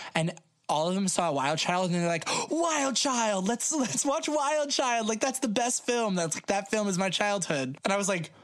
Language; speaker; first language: English; native; English